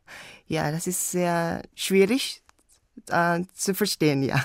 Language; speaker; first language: German; non-native, learner; Indonesian